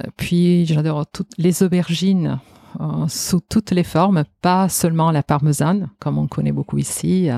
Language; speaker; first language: French; non-native, fluent; Italian